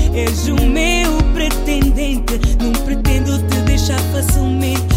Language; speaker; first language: Portuguese; non-native, local second language; Makhuwa